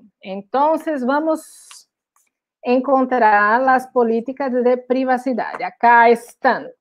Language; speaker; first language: Spanish; non-native, learner; Portuguese